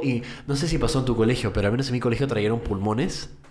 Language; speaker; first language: Spanish; early bilingual, heritage; Spanish